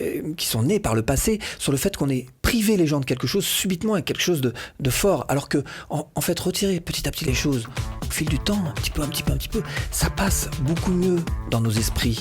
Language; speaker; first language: French; native; French